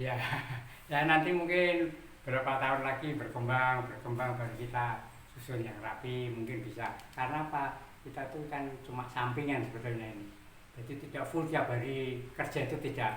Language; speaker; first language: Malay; non-native, local second language; Javanese